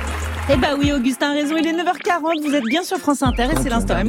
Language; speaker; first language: French; native; French